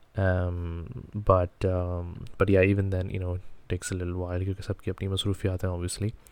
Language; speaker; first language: English; non-native, local second language; Hindi